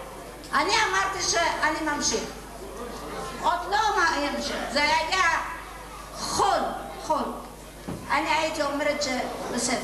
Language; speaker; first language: Hebrew; non-native, learner; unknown